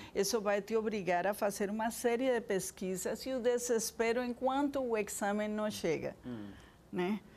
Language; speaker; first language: Portuguese; non-native, fluent; Spanish